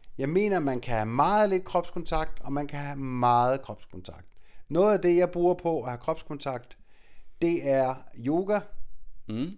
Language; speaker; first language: Danish; native; Danish